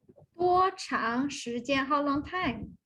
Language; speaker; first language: English; non-native, fluent; Chinese